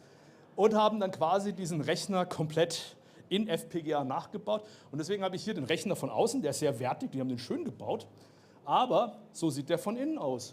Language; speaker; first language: German; native; German